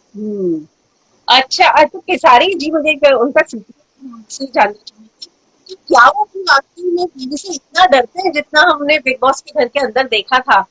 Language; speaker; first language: Hindi; native; Hindi